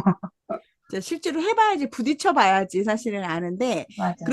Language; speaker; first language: Korean; native; Korean